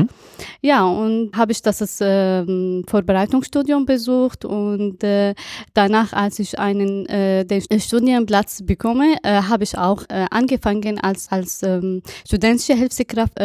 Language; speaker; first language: German; non-native, fluent; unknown